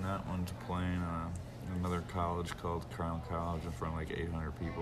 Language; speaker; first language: English; native; English